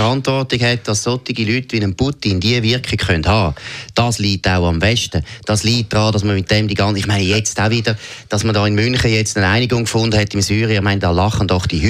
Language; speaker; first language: German; native; German